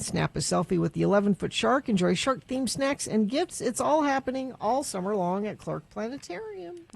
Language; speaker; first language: English; native; English